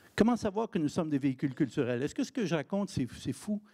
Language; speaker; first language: French; native; French